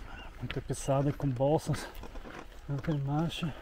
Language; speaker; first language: Portuguese; non-native, learner; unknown